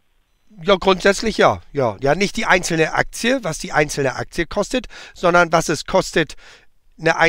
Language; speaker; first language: German; native; German